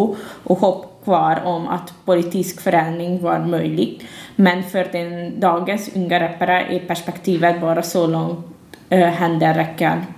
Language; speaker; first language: Swedish; non-native, fluent; Hungarian